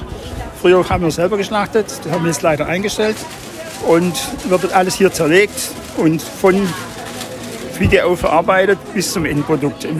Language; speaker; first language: German; native; German